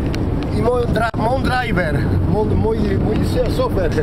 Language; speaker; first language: French; non-native, learner; Polish